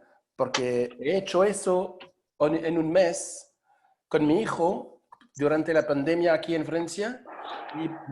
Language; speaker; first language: Spanish; non-native, fluent; French